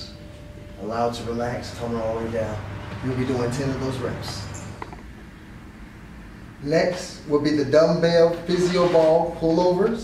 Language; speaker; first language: English; native; English